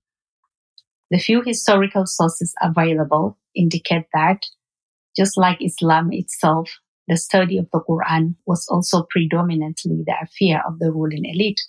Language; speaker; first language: English; non-native, local second language; Hausa